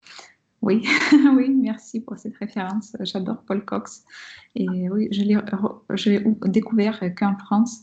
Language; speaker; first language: French; non-native, fluent; Russian